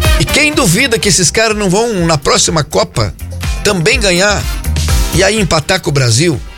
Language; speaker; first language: Portuguese; native; Portuguese